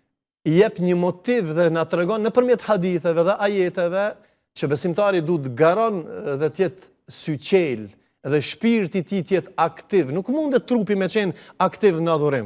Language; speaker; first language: Albanian; native; Albanian